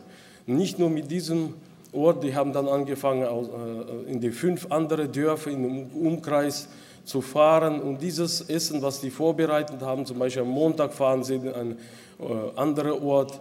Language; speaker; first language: German; non-native, local second language; Russian